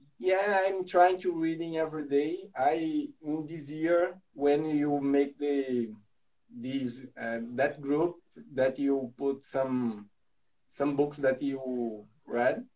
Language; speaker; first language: English; non-native, learner; Portuguese